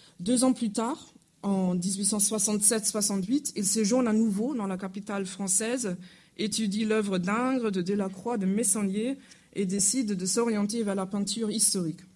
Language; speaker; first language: French; non-native, fluent; German